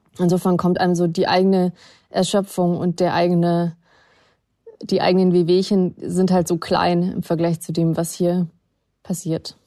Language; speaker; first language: German; early bilingual, other home language; Russian